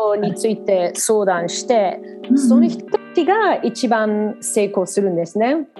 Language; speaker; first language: Japanese; non-native, fluent; English